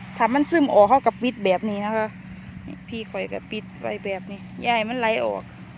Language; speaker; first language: Thai; native; Thai